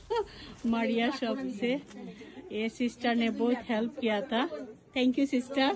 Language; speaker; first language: Hindi; non-native, learner; Bangla